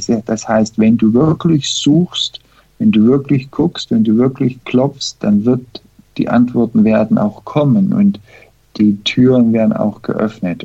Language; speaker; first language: German; early bilingual, heritage; German